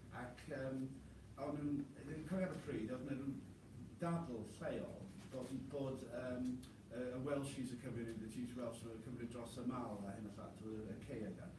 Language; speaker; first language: Welsh; non-native, local second language; English